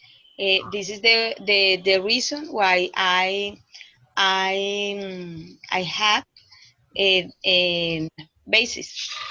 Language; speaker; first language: English; non-native, learner; Spanish